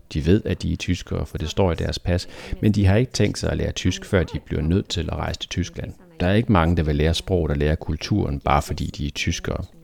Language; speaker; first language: Danish; native; Danish